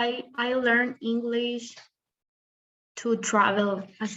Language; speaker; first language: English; non-native, learner; Spanish